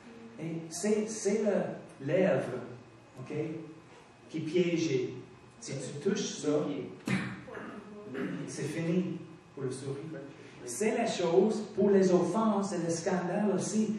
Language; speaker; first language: French; non-native, fluent; English